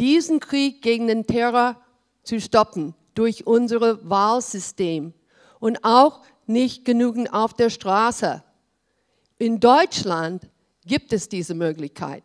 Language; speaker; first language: German; early bilingual, heritage; German